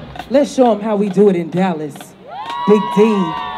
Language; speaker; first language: English; native; English